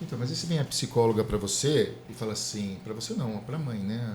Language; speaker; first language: Portuguese; native; Portuguese